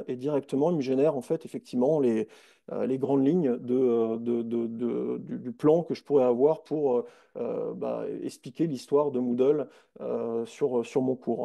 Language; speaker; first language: French; native; French